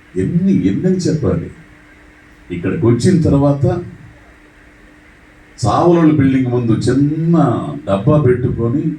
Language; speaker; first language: Telugu; native; Telugu